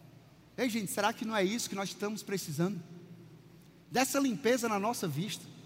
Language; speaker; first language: Portuguese; native; Portuguese